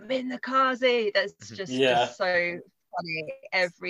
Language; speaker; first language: English; native; English